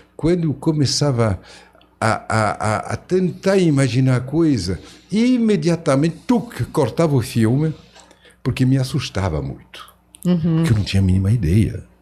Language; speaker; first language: Portuguese; non-native, fluent; French